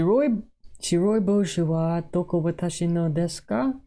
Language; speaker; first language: Japanese; non-native, learner; English